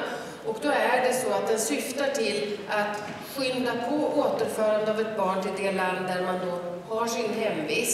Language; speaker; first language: Swedish; native; Swedish